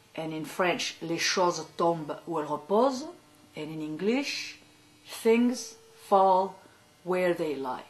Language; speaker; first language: English; non-native, fluent; French